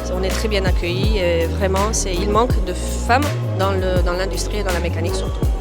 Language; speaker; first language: French; non-native, fluent; Romanian